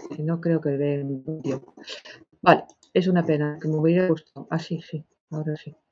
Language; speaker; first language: Spanish; non-native, fluent; Dutch